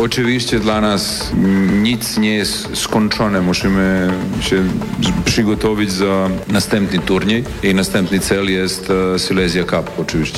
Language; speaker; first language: Polish; non-native, learner; Serbian